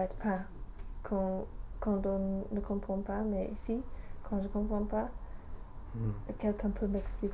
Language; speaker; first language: French; non-native, learner; English